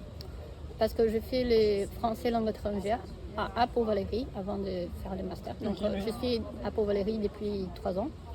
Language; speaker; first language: French; non-native, fluent; Portuguese